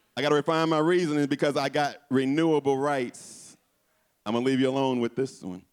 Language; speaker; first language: English; native; English